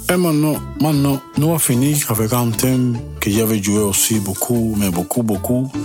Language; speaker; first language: French; non-native, learner; Spanish